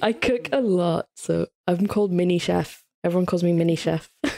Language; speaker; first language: English; early bilingual, other home language; Hindi